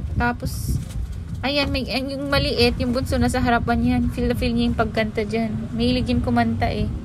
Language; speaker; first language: Filipino; non-native, local second language; Iloko